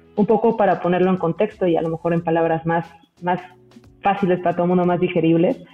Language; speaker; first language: Spanish; native; Spanish